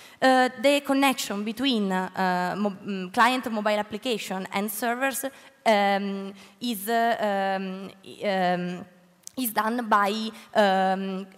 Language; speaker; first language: English; non-native, learner; Italian